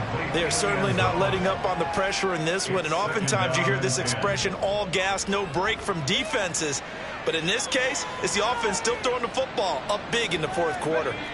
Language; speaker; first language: English; native; English